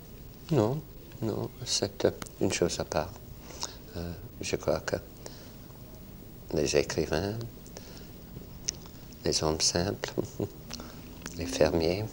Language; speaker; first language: French; non-native, fluent; English